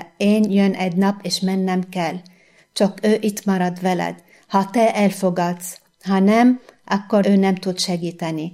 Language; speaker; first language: Hungarian; non-native, learner; Arabic